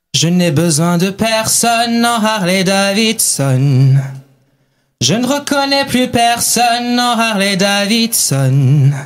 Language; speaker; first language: French; non-native, fluent; Chinese